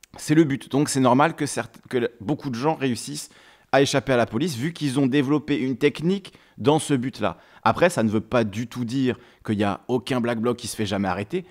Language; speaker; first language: French; native; French